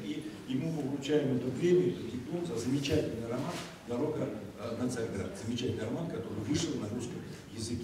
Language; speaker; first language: Russian; native; Russian